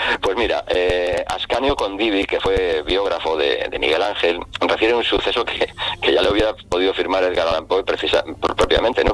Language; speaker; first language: Spanish; native; Spanish